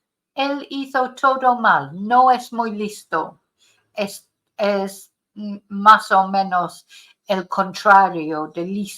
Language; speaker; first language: Spanish; non-native, fluent; English